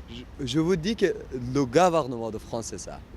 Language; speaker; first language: French; non-native, learner; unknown